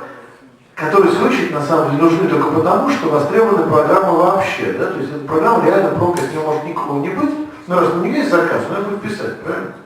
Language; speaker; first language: Russian; native; Russian